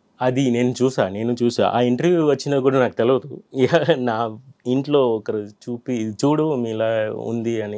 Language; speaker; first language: Telugu; non-native, fluent; Tamil